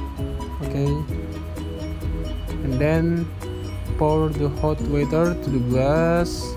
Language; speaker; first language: English; non-native, learner; Indonesian